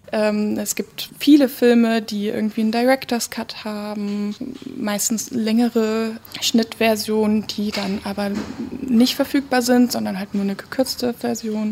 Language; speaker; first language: German; native; German